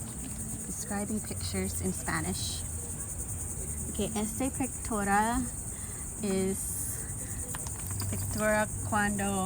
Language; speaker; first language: Spanish; non-native, learner; Lao